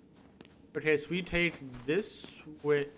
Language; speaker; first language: English; native; English